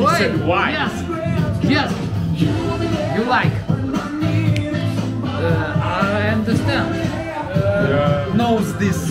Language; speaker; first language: English; non-native, learner; Russian